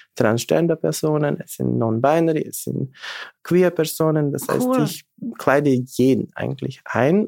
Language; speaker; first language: German; non-native, fluent; Serbian